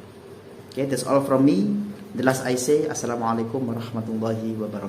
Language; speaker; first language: English; non-native, learner; Indonesian